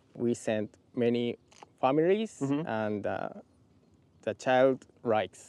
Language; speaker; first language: English; non-native, learner; Japanese